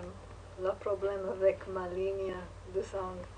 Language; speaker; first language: French; non-native, learner; English